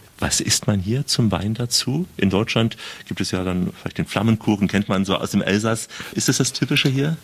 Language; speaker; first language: German; native; German